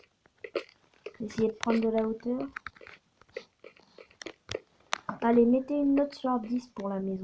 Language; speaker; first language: French; native; French